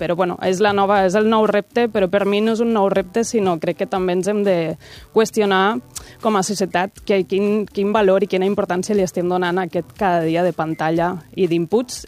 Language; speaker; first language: Catalan; native; Catalan